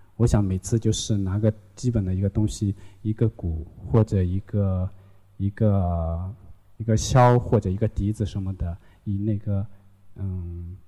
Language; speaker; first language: Chinese; non-native, local second language; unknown